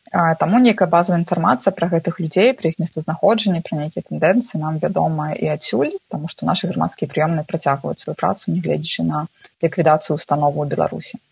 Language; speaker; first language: Belarusian; non-native, local second language; Russian